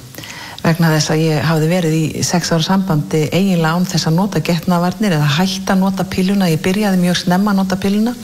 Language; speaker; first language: Icelandic; native; Icelandic